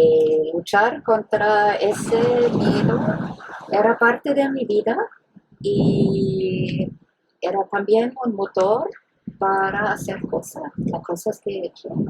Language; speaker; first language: Spanish; non-native, fluent; German